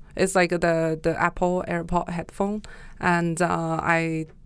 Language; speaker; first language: English; non-native, fluent; Chinese